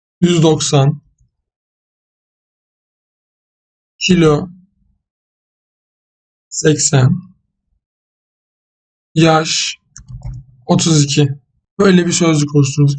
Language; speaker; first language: Turkish; native; Turkish